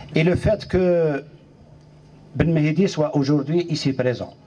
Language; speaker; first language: French; non-native, local second language; Arabic